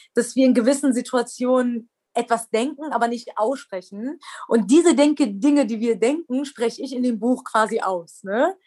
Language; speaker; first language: German; early bilingual, other home language; Persian